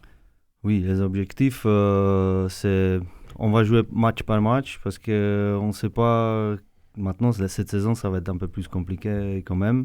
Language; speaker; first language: French; non-native, fluent; Czech